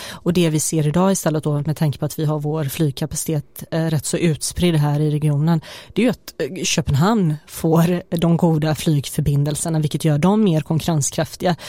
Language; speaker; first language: Swedish; early bilingual, other home language; Bosnian